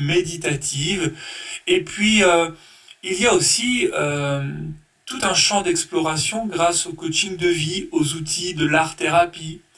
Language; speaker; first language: French; native; French